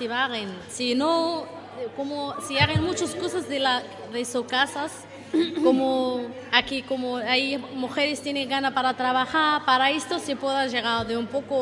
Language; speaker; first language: Spanish; non-native, learner; Arabic